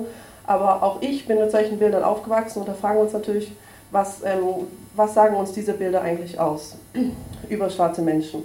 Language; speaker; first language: German; native; German